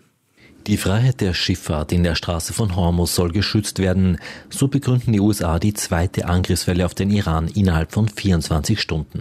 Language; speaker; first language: German; native; German